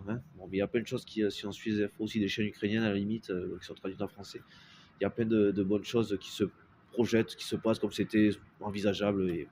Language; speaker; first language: French; native; French